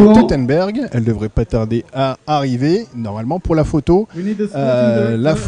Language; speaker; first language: French; native; French